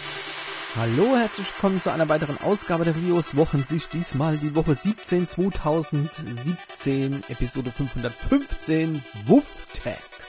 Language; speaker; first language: German; native; German